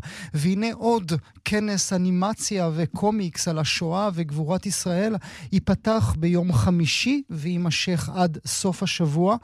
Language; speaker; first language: Hebrew; native; Hebrew